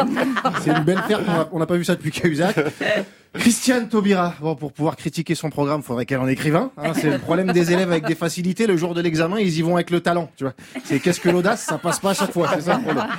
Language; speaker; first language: French; native; French